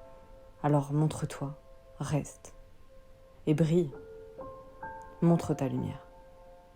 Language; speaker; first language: French; native; French